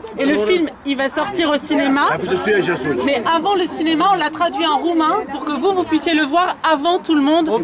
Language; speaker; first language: French; native; French